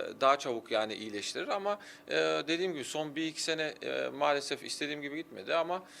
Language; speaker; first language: Turkish; early bilingual, heritage; Turkish